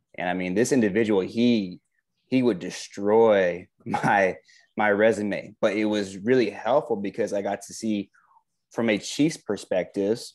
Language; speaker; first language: English; native; English